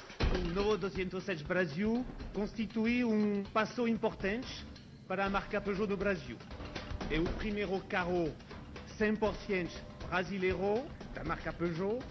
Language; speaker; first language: Portuguese; non-native, fluent; French